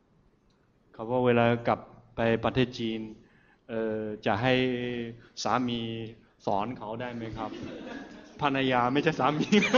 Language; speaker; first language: Thai; non-native, fluent; Chinese